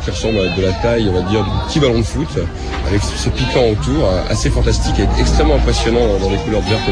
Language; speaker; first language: French; native; French